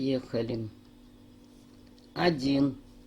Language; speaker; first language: Russian; native; Russian